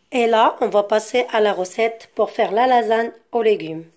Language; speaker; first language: French; non-native, local second language; Arabic